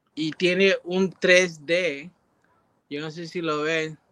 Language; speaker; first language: Spanish; early bilingual, heritage; Spanish